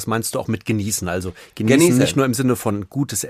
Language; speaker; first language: German; native; German